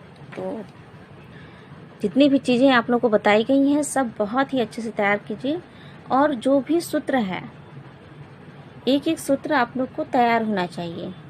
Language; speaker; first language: Hindi; native; Hindi